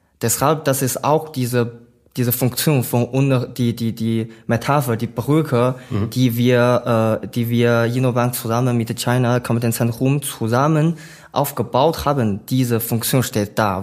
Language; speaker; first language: German; non-native, learner; Chinese